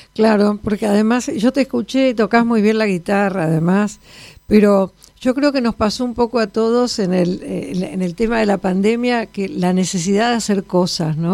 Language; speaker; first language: Spanish; native; Spanish